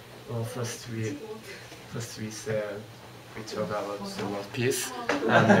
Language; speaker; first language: English; non-native, learner; Japanese